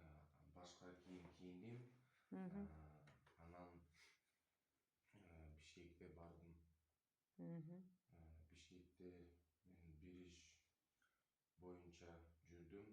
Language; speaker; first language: Kyrgyz; non-native, learner; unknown